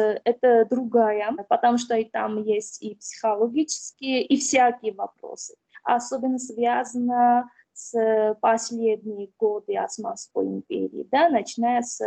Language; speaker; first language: Russian; non-native, fluent; Armenian